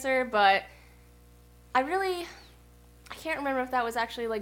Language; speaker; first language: English; native; English